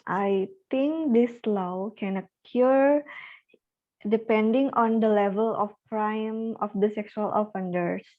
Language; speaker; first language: English; non-native, learner; Indonesian